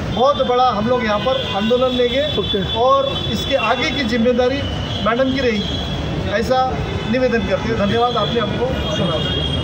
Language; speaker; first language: Hindi; native; Hindi